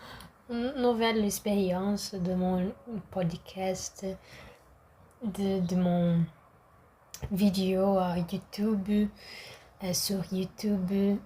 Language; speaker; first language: French; non-native, learner; Portuguese